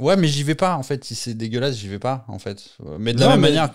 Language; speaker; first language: French; native; French